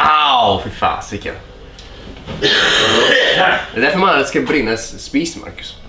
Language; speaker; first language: Swedish; native; Swedish